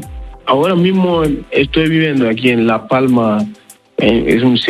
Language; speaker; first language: Spanish; non-native, learner; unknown